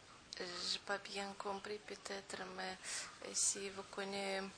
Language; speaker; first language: French; non-native, learner; Romanian